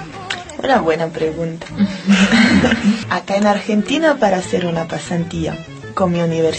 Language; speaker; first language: Spanish; non-native, fluent; Italian